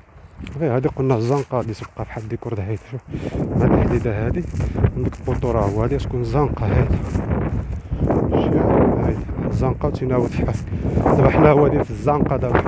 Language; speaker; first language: Arabic; native; Arabic